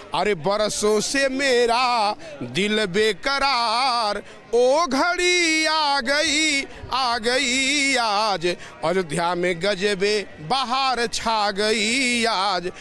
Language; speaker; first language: Hindi; native; Hindi